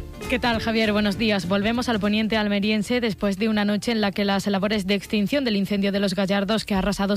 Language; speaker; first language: Spanish; native; Spanish